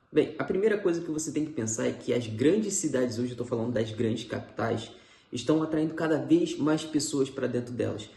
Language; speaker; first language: Portuguese; native; Portuguese